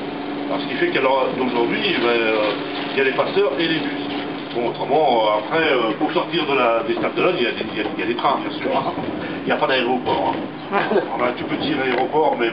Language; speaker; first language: French; native; French